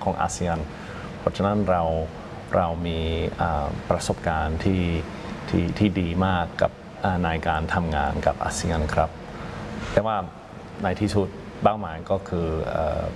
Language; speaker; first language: Thai; non-native, fluent; English